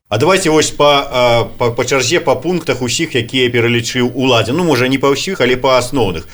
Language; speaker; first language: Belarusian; native; Belarusian